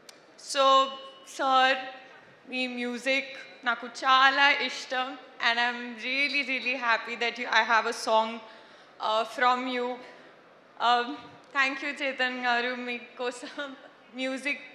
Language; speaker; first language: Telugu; non-native, learner; Hindi